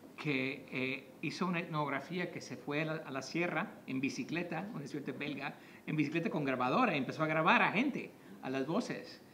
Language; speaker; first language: Spanish; native; Spanish